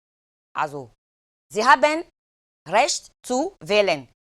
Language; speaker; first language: German; non-native, fluent; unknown